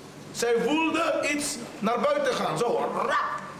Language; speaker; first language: Dutch; non-native, learner; English